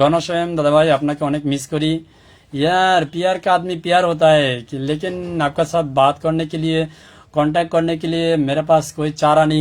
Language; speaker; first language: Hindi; non-native, learner; Bangla